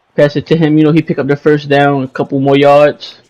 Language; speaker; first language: English; native; English